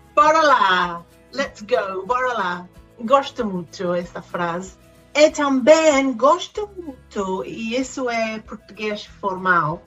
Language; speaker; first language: Portuguese; non-native, fluent; Spanish